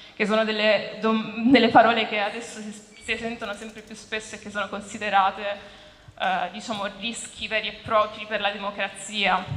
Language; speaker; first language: Italian; native; Italian